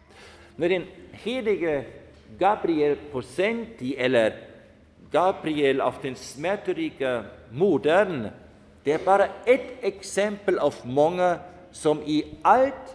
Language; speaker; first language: Swedish; non-native, fluent; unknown